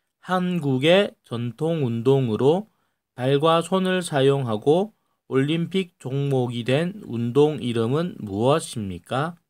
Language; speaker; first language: Korean; native; Korean